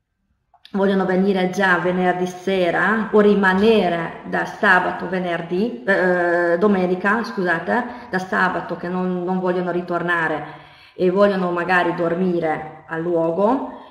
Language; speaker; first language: Italian; non-native, fluent; Hungarian